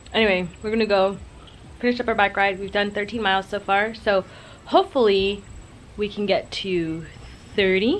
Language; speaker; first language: English; native; English